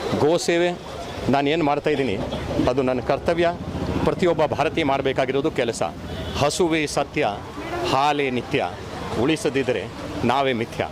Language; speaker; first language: Kannada; non-native, local second language; Hindi